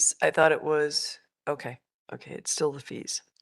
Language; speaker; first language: English; native; English